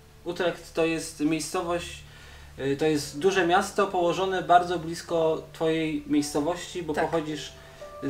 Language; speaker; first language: Polish; native; Polish